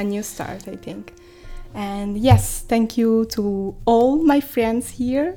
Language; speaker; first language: English; non-native, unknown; Italian